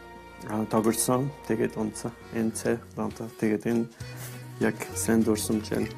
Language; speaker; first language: Mongolian; non-native, learner; French